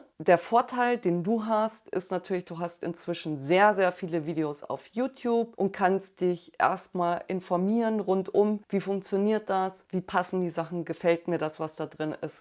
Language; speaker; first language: German; native; German